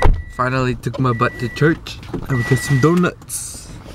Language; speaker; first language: English; early bilingual, other home language; Spanish